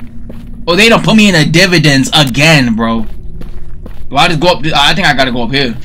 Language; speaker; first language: English; native; English